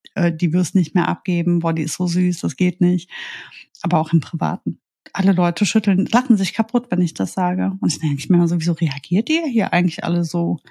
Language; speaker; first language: German; native; German